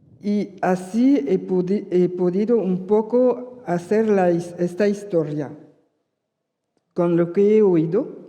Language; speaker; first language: Spanish; early bilingual, heritage; Spanish